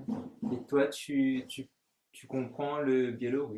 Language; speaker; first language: French; native; French